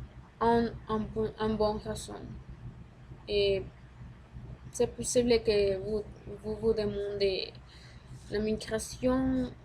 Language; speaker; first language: French; non-native, learner; Spanish